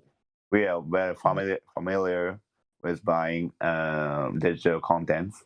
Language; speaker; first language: English; non-native, learner; Japanese